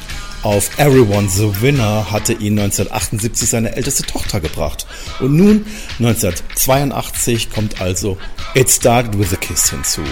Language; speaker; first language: German; native; German